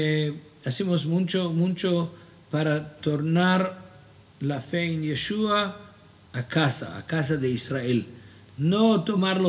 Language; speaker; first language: Spanish; non-native, fluent; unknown